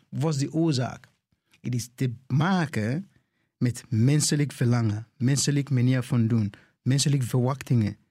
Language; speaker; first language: Dutch; non-native, fluent; English